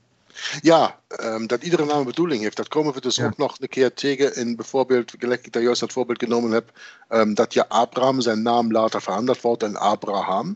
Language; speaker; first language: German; non-native, learner; Dutch